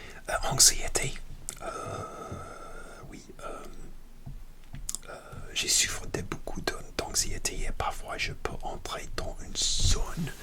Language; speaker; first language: French; non-native, learner; English